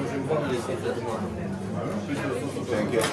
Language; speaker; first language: French; non-native, local second language; Armenian